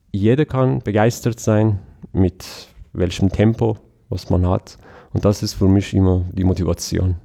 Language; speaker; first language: German; non-native, fluent; Persian